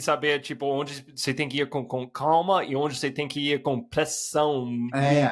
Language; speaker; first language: Portuguese; non-native, fluent; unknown